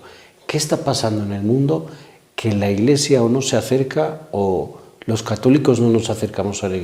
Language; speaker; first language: Spanish; native; Spanish